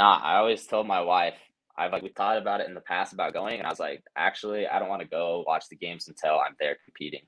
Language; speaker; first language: English; native; English